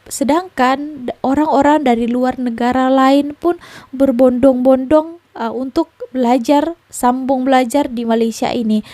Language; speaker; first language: Indonesian; native; Indonesian